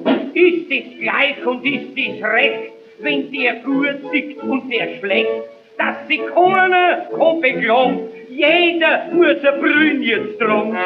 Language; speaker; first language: German; native; German